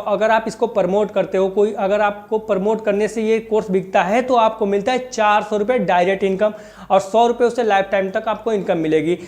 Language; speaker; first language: Hindi; native; Hindi